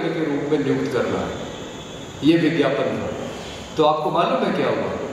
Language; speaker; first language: Hindi; native; Hindi